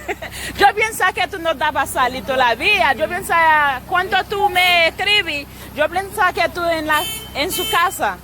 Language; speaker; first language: Spanish; non-native, learner; Haitian Creole